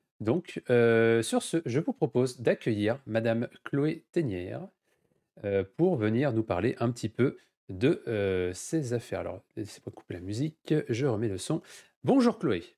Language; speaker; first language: French; native; French